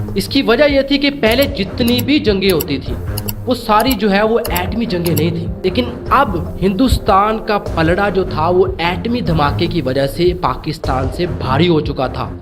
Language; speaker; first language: Urdu; non-native, local second language; Sindhi